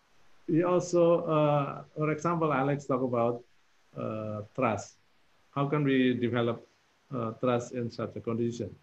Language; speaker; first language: English; non-native, fluent; Indonesian